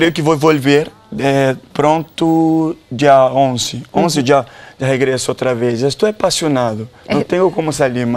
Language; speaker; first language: Spanish; non-native, learner; Portuguese